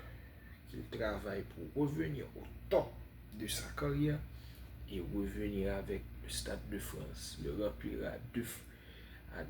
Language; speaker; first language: French; non-native, fluent; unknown